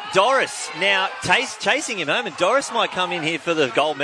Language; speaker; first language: English; native; English